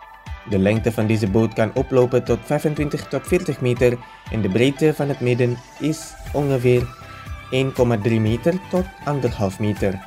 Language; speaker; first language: Dutch; non-native, fluent; Indonesian